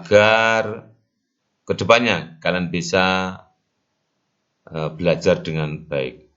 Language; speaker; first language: Indonesian; native; Indonesian